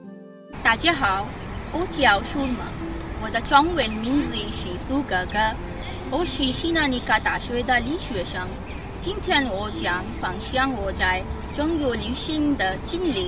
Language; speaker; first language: Chinese; non-native, learner; Bangla